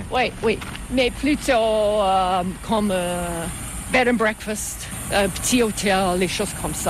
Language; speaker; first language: French; non-native, fluent; English